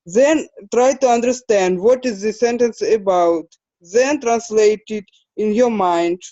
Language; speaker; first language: English; non-native, fluent; Russian